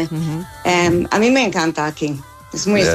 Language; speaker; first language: Spanish; non-native, learner; English